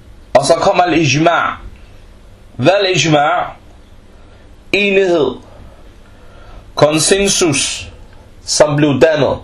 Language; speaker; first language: Danish; non-native, fluent; Arabic